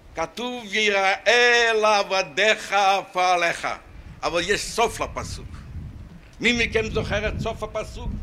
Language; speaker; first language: Hebrew; non-native, fluent; Yiddish